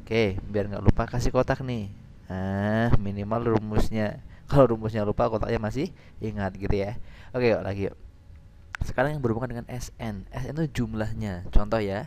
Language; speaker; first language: Indonesian; native; Indonesian